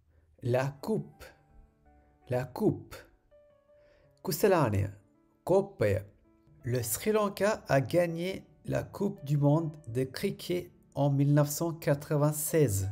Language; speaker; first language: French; non-native, fluent; Sinhala